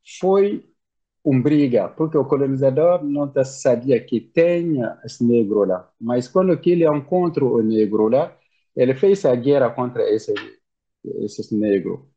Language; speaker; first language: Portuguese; non-native, learner; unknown